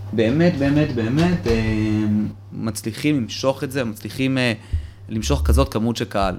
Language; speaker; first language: Hebrew; early bilingual, other home language; Russian